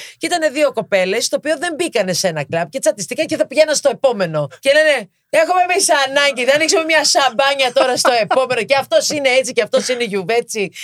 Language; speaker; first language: Greek; early bilingual, heritage; Greek